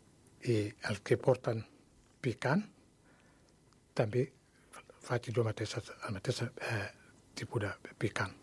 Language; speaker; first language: Catalan; non-native, learner; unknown